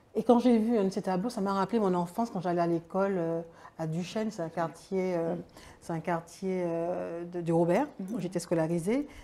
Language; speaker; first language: French; native; French